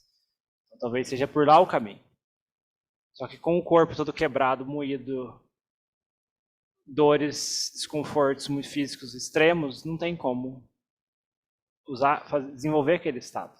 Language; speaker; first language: Portuguese; native; Portuguese